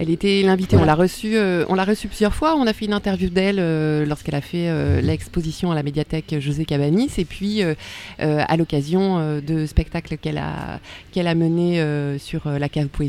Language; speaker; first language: French; native; French